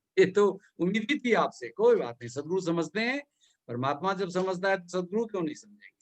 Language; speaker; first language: Hindi; native; Hindi